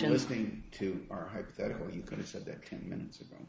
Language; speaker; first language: English; native; English